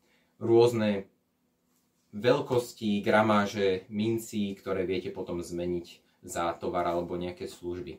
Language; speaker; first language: Slovak; native; Slovak